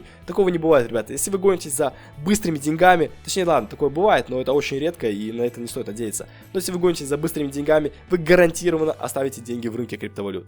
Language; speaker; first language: Russian; native; Russian